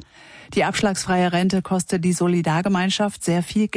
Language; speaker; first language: German; native; German